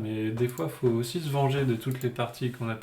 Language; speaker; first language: French; native; French